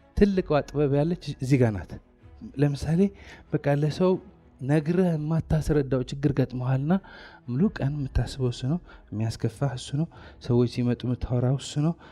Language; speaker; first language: Amharic; non-native, local second language; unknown